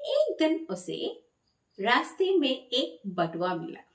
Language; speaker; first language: Hindi; non-native, local second language; Malayalam